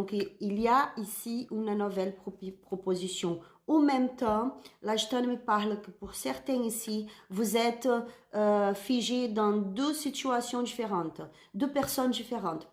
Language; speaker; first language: French; non-native, learner; Spanish